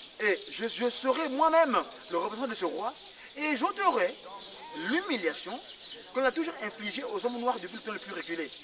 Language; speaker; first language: French; non-native, local second language; Kongo